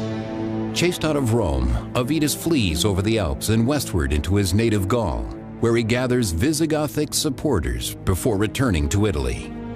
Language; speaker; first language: English; native; English